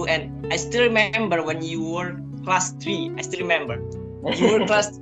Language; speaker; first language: English; non-native, fluent; Indonesian